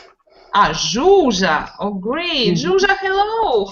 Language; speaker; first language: English; non-native, fluent; Russian